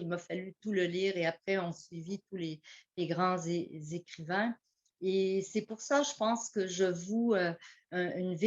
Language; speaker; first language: French; early bilingual, heritage; French